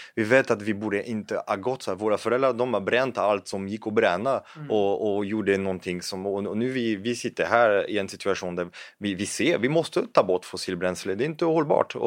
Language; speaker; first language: Swedish; non-native, fluent; French